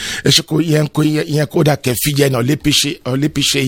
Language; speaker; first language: Hungarian; non-native, fluent; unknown